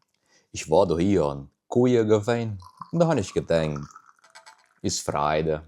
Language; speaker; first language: German; early bilingual, heritage; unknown